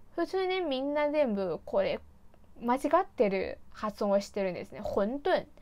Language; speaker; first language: Japanese; non-native, fluent; Chinese